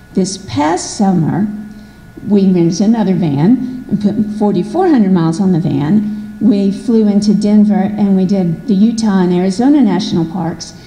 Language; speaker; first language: English; native; English